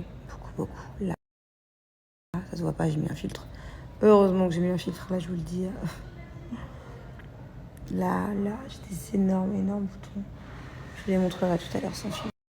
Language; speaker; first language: French; native; French